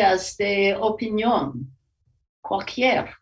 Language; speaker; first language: Spanish; non-native, learner; English